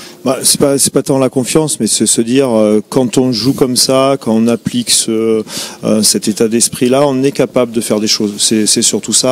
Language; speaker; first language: French; native; French